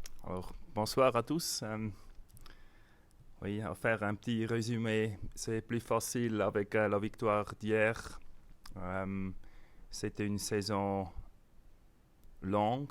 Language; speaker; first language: French; non-native, local second language; German